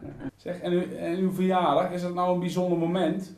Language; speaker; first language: Dutch; native; Dutch